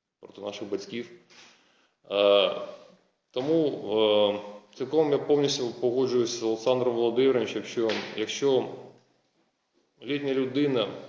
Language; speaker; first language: Ukrainian; non-native, local second language; Russian